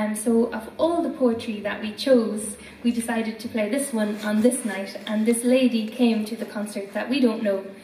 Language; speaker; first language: English; native; English